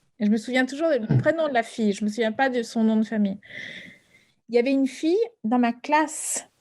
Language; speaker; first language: French; early bilingual, other home language; Spanish